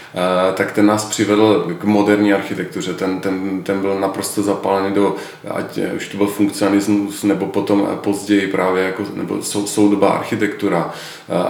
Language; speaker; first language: Czech; native; Czech